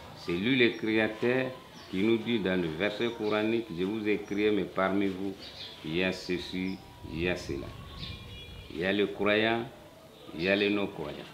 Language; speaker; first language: French; non-native, local second language; Bambara